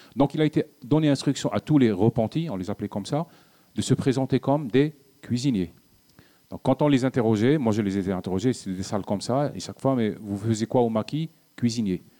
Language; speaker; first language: French; non-native, local second language; Arabic